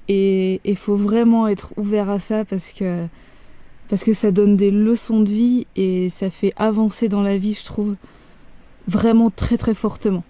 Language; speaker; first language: French; native; French